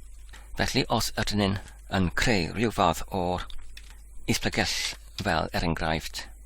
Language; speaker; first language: Welsh; non-native, learner; English